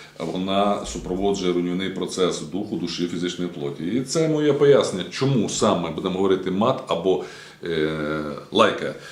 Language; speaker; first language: Ukrainian; native; Ukrainian